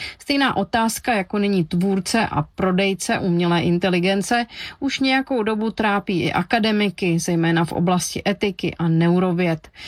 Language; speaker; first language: Czech; native; Czech